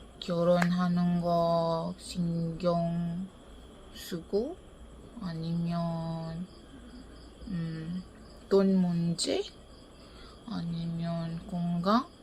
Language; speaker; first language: Korean; non-native, learner; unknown